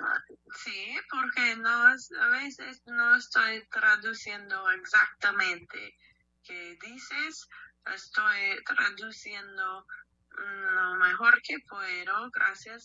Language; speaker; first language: Spanish; non-native, learner; English